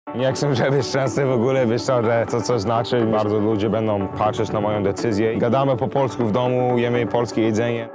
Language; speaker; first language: Polish; early bilingual, heritage; English